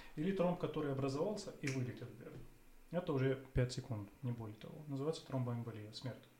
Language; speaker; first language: Russian; non-native, fluent; Arabic